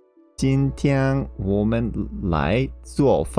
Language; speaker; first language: Chinese; non-native, learner; English